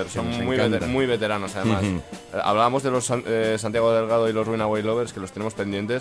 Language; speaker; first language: Spanish; native; Spanish